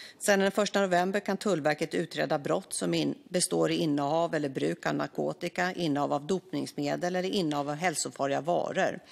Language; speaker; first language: Swedish; native; Swedish